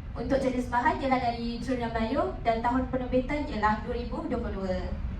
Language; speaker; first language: Malay; native; Malay